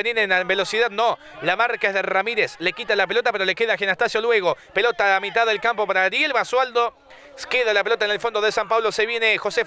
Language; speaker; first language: Spanish; native; Spanish